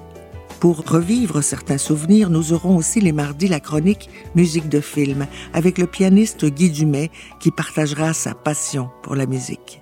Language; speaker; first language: French; native; French